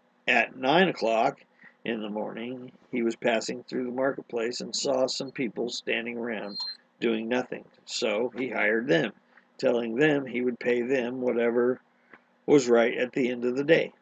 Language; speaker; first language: English; native; English